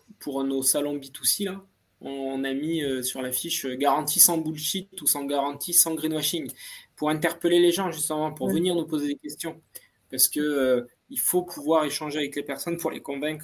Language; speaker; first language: French; native; French